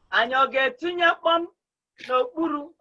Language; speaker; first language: Igbo; native; Igbo